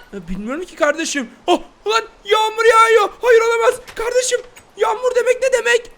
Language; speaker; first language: Turkish; native; Turkish